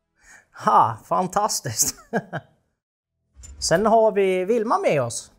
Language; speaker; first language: Swedish; native; Swedish